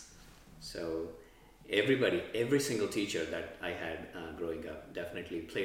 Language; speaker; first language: English; non-native, local second language; Telugu